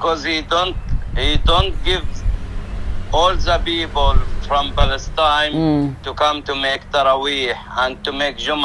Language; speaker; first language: English; non-native, learner; Arabic